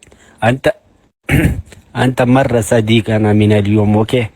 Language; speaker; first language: Arabic; non-native, learner; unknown